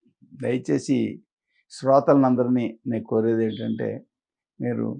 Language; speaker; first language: Telugu; native; Telugu